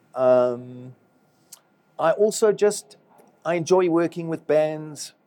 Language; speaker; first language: English; native; English